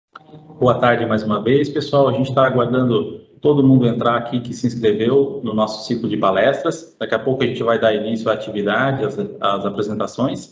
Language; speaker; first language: Portuguese; native; Portuguese